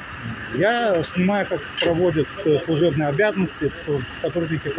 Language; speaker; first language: Russian; native; Russian